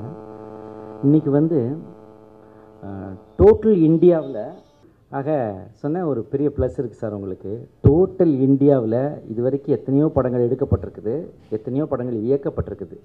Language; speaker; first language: Tamil; native; Tamil